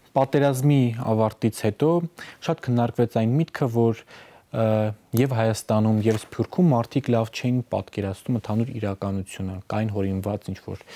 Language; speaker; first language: Armenian; native; Armenian